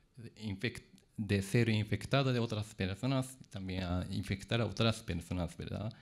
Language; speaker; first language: Spanish; non-native, fluent; Japanese